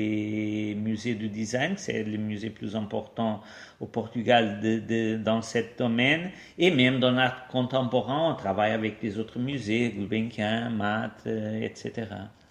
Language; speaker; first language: French; non-native, fluent; Portuguese